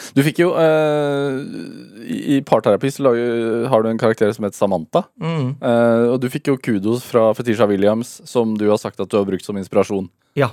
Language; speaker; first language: Norwegian; native; Norwegian